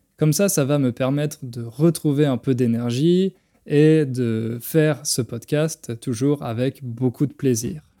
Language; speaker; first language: French; native; French